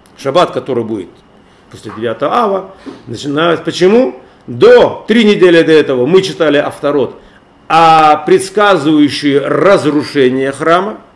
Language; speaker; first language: Russian; native; Russian